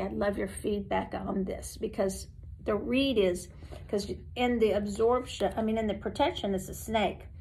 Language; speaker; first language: English; native; English